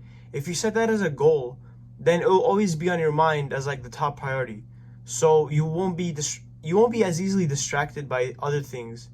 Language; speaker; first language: English; native; English